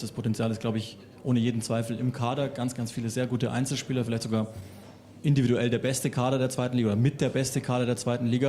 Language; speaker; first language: German; native; German